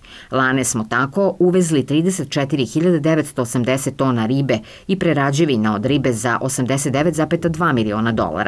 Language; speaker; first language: Serbian; native; Serbian